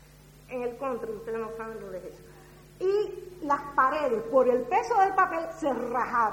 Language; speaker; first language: Spanish; native; Spanish